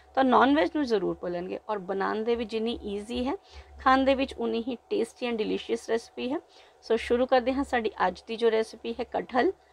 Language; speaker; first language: Hindi; non-native, local second language; Punjabi